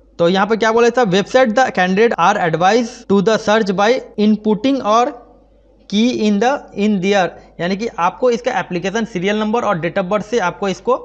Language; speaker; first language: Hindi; non-native, local second language; Bangla